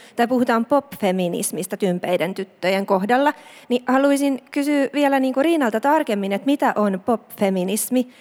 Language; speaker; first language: Finnish; native; Finnish